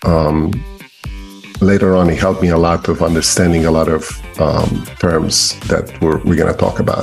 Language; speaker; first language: English; non-native, fluent; Romanian